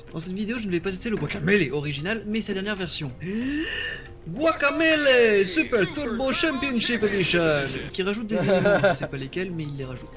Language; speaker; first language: French; native; French